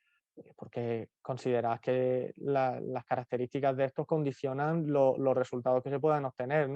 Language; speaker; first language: Spanish; native; Spanish